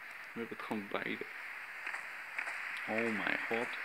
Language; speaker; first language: Dutch; native; Dutch